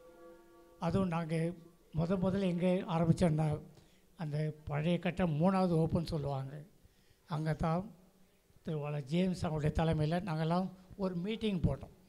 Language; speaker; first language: Tamil; native; Tamil